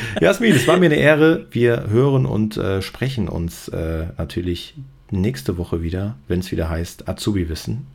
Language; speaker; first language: German; native; German